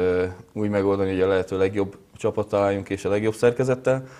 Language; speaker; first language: Hungarian; native; Hungarian